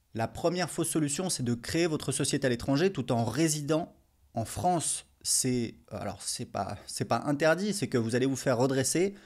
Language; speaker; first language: French; native; French